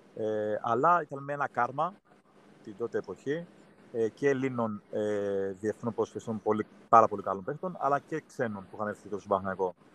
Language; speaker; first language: Greek; native; Greek